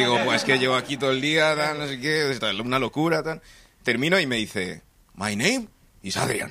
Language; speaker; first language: Spanish; early bilingual, other home language; English